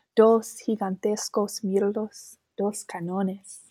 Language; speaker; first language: Spanish; non-native, learner; English